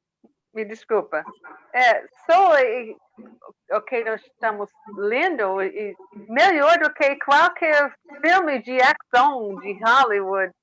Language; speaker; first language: Portuguese; non-native, learner; English